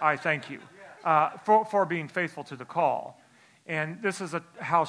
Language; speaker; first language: English; native; English